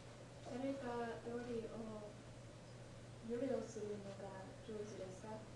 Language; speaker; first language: Japanese; non-native, learner; English